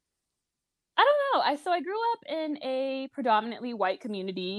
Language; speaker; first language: English; native; English